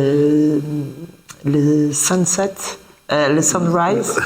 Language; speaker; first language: French; non-native, fluent; Portuguese